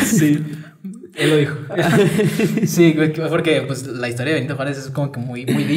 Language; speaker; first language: Spanish; native; Spanish